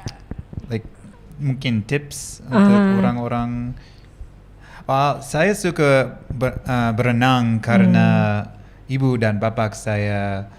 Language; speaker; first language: Indonesian; non-native, learner; English